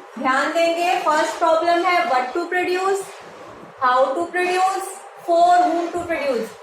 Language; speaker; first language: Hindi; native; Hindi